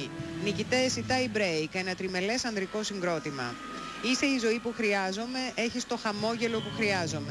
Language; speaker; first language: Greek; native; Greek